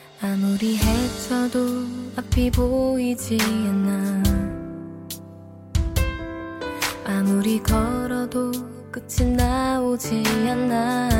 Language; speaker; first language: Korean; non-native, fluent; Chinese